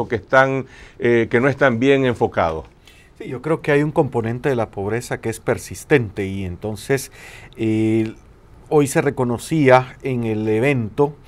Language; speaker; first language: Spanish; native; Spanish